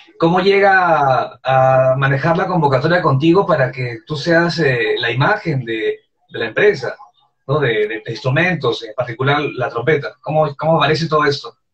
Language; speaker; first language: Spanish; native; Spanish